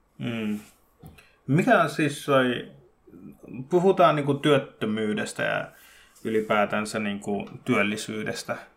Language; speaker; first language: Finnish; early bilingual, other home language; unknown